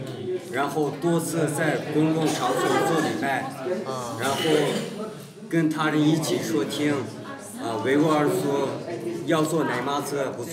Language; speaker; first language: Chinese; non-native, local second language; Uyghur